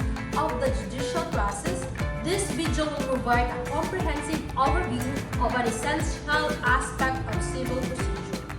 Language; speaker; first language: English; non-native, local second language; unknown